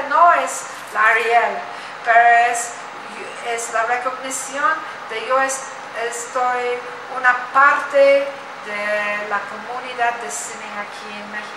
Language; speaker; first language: Spanish; non-native, learner; English